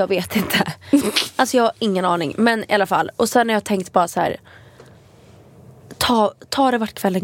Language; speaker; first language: Swedish; native; Swedish